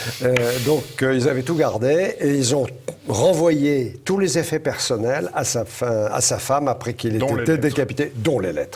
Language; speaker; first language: French; native; French